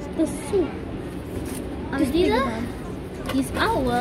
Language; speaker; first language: German; early bilingual, other home language; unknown